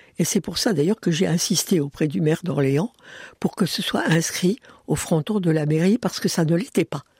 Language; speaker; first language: French; early bilingual, other home language; Hungarian